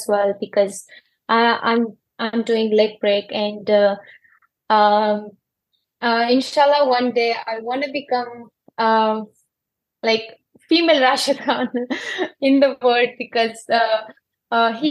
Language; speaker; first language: English; non-native, fluent; Persian